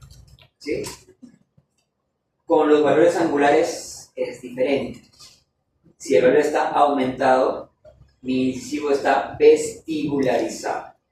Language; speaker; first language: Spanish; native; Spanish